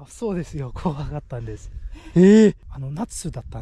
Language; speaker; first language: Japanese; non-native, learner; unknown